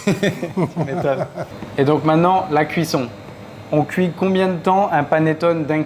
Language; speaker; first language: French; native; French